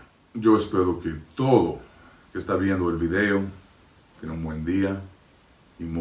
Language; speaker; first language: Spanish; non-native, fluent; English